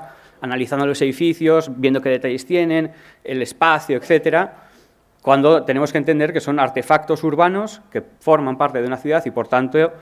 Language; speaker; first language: Spanish; native; Spanish